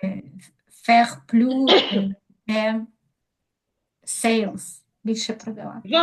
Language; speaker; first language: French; non-native, learner; Ukrainian